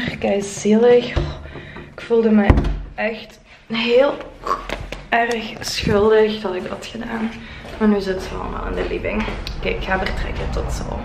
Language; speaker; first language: Dutch; native; Dutch